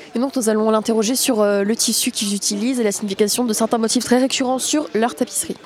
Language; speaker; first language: French; native; French